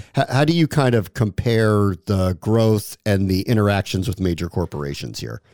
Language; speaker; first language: English; native; English